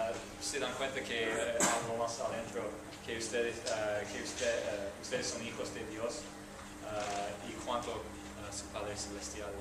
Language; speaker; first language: Spanish; non-native, fluent; English